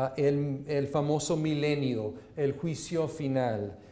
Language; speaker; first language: Spanish; non-native, fluent; English